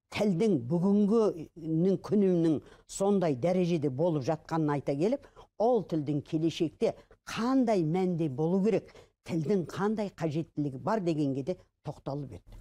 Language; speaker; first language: Kazakh; early bilingual, other home language; Azerbaijani